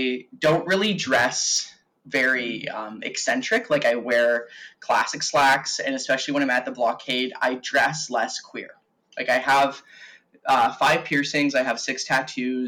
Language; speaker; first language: English; native; English